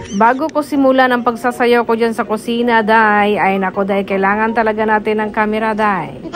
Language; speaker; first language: Filipino; non-native, local second language; Cebuano